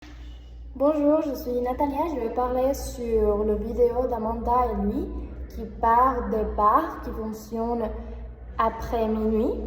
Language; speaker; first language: French; non-native, learner; Spanish